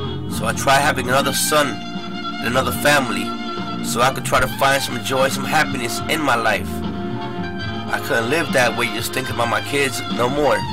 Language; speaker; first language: English; non-native, fluent; Spanish